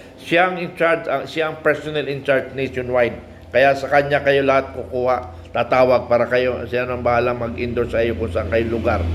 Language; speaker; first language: Filipino; native; Filipino